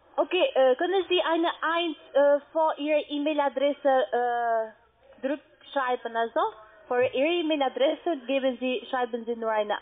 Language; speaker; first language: German; non-native, learner; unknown